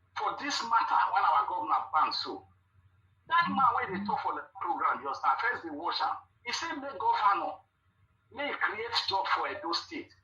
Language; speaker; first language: Nigerian Pidgin; non-native, local second language; Bini